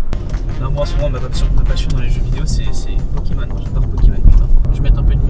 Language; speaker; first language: French; native; French